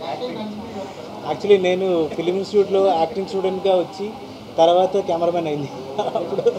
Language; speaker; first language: Telugu; non-native, fluent; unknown